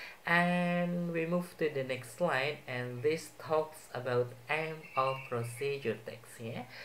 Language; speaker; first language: English; non-native, fluent; Indonesian